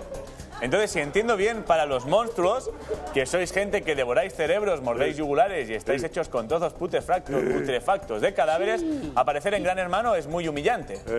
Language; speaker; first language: Spanish; native; Spanish